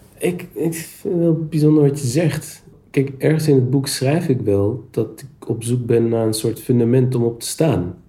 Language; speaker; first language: Dutch; early bilingual, other home language; Turkish